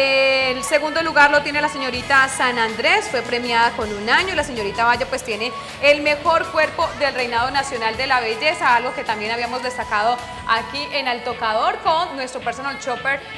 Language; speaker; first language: Spanish; native; Spanish